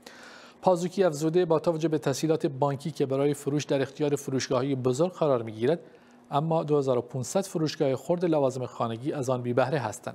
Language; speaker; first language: Persian; non-native, local second language; Kurdish